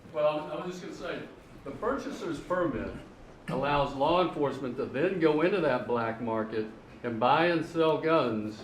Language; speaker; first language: English; native; English